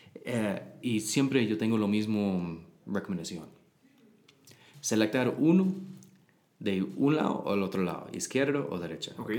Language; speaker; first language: Spanish; non-native, learner; English